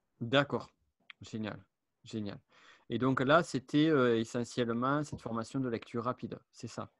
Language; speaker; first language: French; native; French